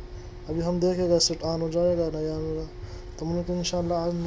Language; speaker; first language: Hindi; non-native, local second language; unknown